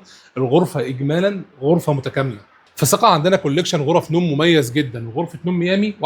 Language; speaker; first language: Arabic; native; Arabic